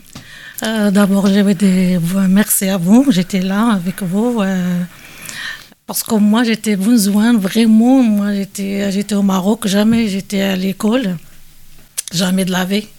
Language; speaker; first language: French; non-native, learner; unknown